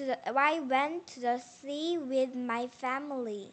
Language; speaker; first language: English; non-native, learner; Korean